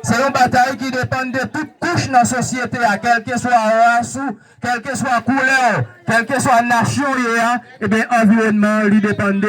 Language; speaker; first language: French; non-native, local second language; Haitian Creole